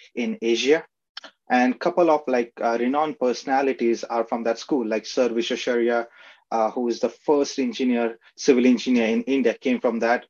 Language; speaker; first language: English; non-native, local second language; Marathi